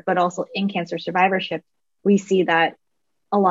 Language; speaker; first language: English; native; English